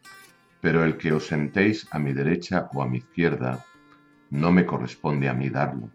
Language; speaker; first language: Spanish; native; Spanish